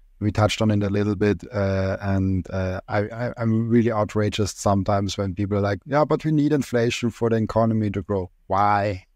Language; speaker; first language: English; non-native, fluent; German